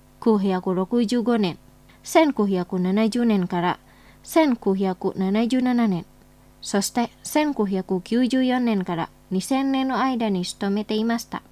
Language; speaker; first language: Japanese; non-native, fluent; Indonesian